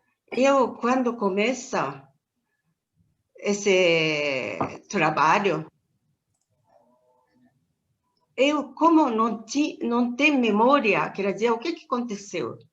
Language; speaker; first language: Portuguese; non-native, learner; Japanese